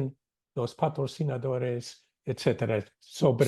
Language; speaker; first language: Spanish; non-native, fluent; English